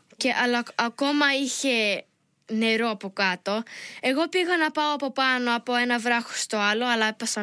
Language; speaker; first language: Greek; early bilingual, heritage; English